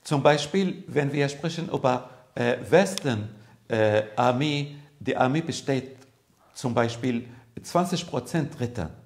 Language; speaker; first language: German; non-native, learner; Arabic